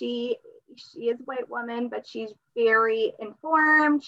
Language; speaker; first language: English; early bilingual, other home language; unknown